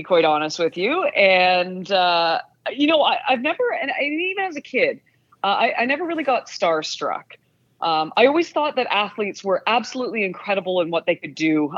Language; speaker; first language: English; native; English